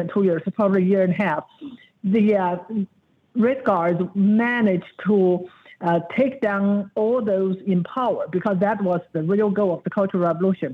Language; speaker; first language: English; non-native, fluent; Chinese